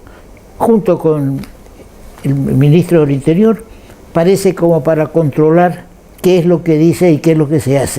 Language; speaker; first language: Spanish; native; Spanish